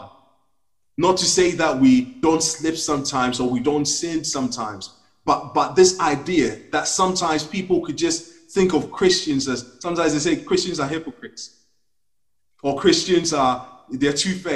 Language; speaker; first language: English; non-native, local second language; Akan